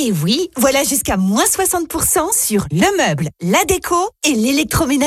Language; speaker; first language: French; native; French